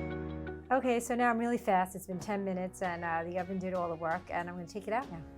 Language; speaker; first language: English; native; English